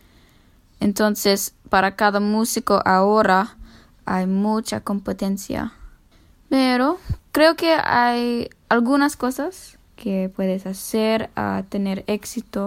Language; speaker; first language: Spanish; non-native, fluent; English